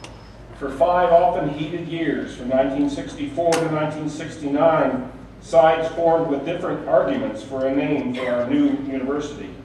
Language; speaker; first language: English; native; English